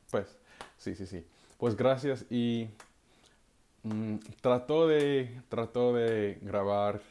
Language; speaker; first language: Spanish; non-native, learner; English